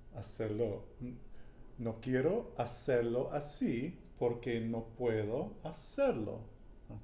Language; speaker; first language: Spanish; non-native, learner; English